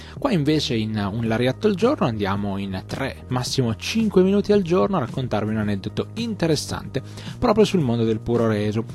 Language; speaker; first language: Italian; native; Italian